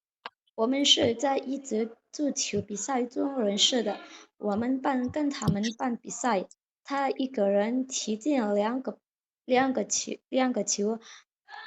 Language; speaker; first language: Chinese; non-native, learner; Indonesian